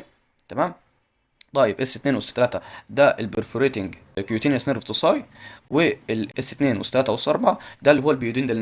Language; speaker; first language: Arabic; native; Arabic